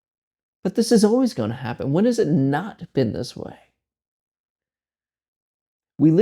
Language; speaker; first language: English; native; English